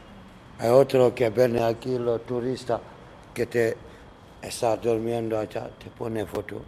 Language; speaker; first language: Spanish; non-native, learner; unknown